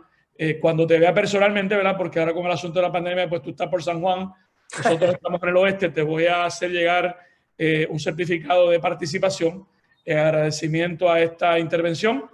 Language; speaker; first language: Spanish; native; Spanish